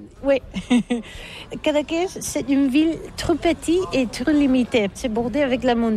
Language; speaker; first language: French; non-native, learner; Catalan